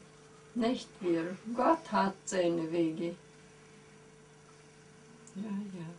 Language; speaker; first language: German; early bilingual, heritage; German